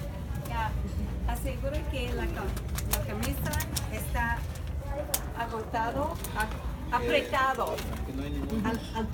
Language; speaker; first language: Spanish; non-native, fluent; English